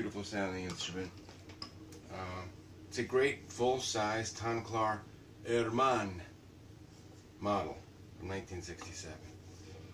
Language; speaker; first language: English; native; English